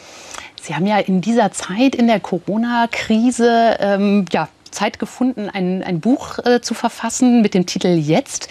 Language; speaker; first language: German; native; German